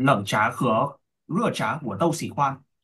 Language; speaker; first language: Chinese; non-native, learner; Vietnamese